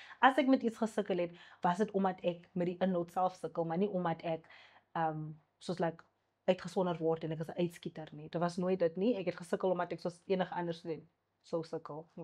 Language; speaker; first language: Afrikaans; non-native, local second language; Xhosa